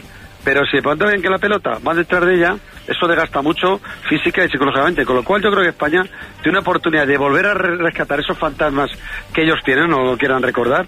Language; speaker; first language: Spanish; native; Spanish